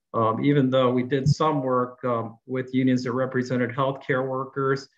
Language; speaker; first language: English; native; English